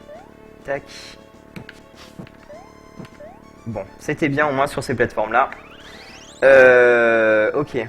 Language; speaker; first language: French; native; French